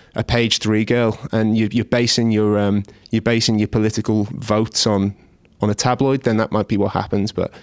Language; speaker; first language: English; native; English